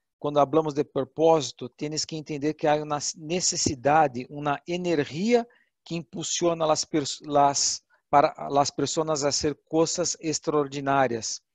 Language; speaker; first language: Portuguese; non-native, learner; Spanish